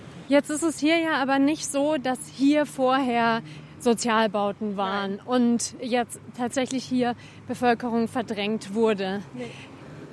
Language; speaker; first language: German; native; German